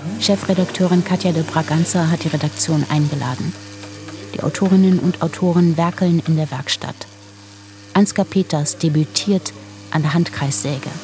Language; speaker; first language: German; native; German